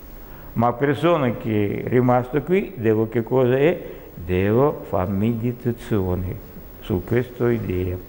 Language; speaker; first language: Italian; non-native, learner; Russian